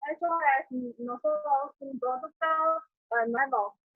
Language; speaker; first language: Spanish; non-native, learner; Chinese